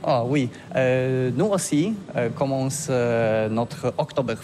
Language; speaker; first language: French; non-native, fluent; Polish